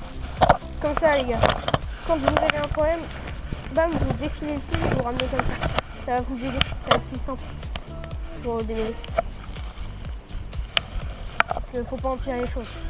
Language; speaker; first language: French; native; French